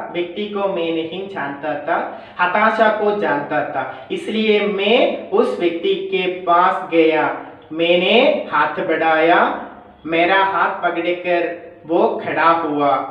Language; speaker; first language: Hindi; non-native, local second language; Malayalam